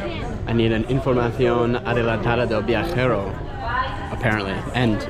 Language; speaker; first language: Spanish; non-native, learner; English